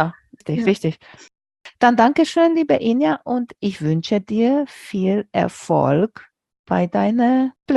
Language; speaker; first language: German; non-native, fluent; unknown